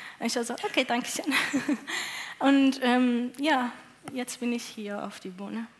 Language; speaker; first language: German; non-native, learner; Persian